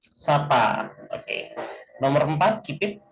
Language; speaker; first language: Indonesian; native; Indonesian